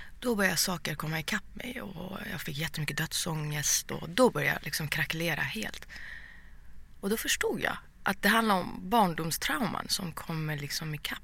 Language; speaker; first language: Swedish; early bilingual, other home language; Persian